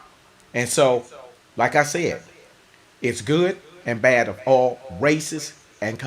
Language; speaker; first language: English; native; English